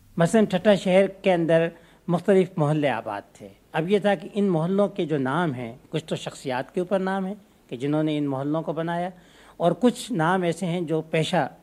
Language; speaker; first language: Urdu; native; Urdu